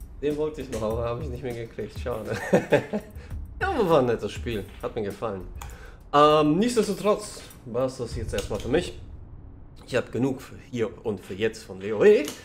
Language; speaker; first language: German; native; German